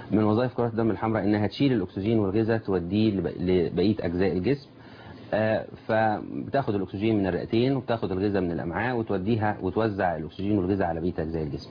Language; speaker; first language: Arabic; native; Arabic